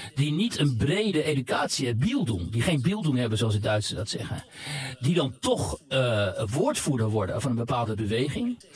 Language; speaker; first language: Dutch; native; Dutch